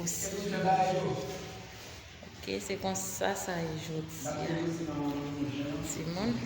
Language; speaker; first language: French; non-native, learner; Haitian Creole